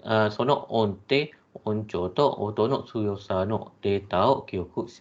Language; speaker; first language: Japanese; non-native, fluent; Malay